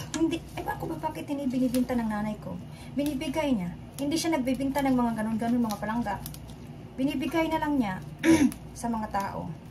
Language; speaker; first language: Filipino; non-native, local second language; Hiligaynon